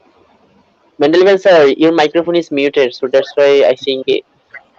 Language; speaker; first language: English; non-native, learner; Bangla